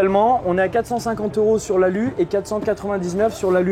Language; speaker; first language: French; native; French